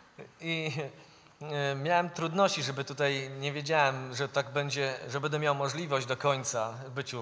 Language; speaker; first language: Polish; native; Polish